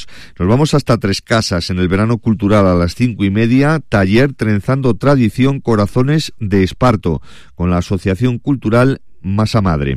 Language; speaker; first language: Spanish; native; Spanish